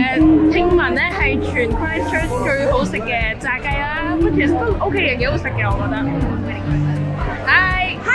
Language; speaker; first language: Chinese; native; Chinese